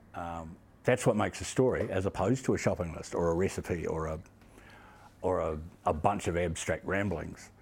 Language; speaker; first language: English; native; English